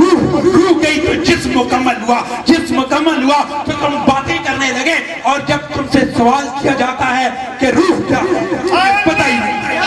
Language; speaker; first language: Urdu; native; Urdu